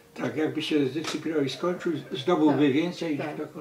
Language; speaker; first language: Polish; native; Polish